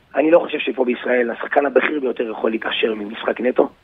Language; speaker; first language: Hebrew; native; Hebrew